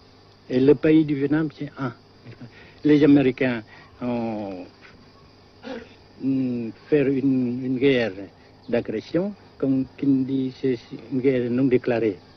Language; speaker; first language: French; non-native, fluent; Vietnamese